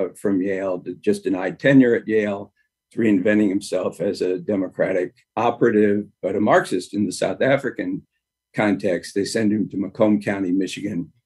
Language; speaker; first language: English; native; English